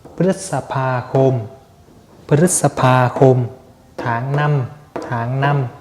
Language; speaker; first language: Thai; non-native, fluent; Vietnamese